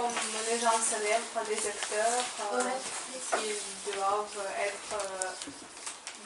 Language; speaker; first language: French; non-native, learner; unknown